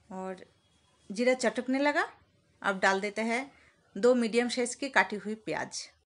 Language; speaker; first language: Hindi; non-native, local second language; Bangla